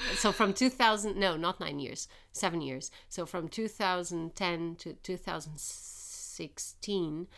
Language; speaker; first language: English; non-native, fluent; Portuguese